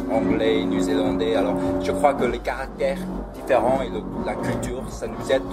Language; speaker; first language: French; early bilingual, other home language; Cantonese